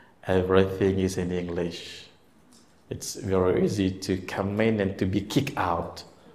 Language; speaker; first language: English; non-native, local second language; Malay